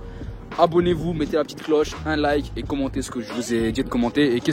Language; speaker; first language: French; native; French